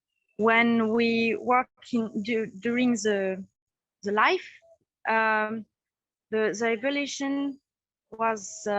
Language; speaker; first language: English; non-native, learner; French